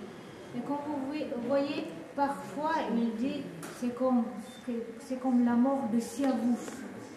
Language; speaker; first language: French; non-native, fluent; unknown